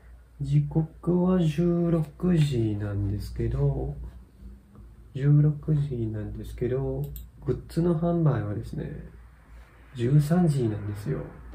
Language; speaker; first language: Japanese; non-native, fluent; Vietnamese